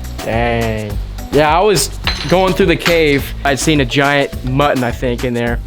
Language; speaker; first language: English; native; English